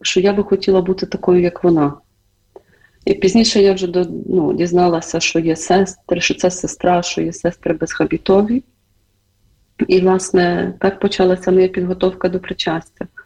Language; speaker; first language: Ukrainian; native; Ukrainian